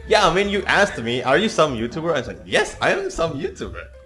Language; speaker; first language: English; non-native, fluent; Indonesian